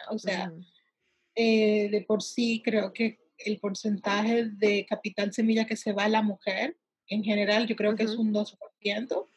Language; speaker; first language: Spanish; early bilingual, heritage; Spanish